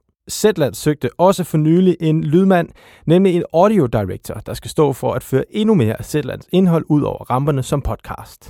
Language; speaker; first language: Danish; native; Danish